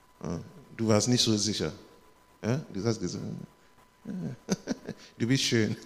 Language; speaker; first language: German; non-native, learner; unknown